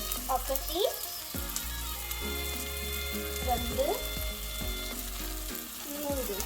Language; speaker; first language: Telugu; early bilingual, heritage; Telugu